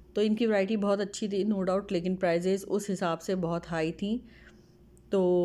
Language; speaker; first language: Urdu; native; Urdu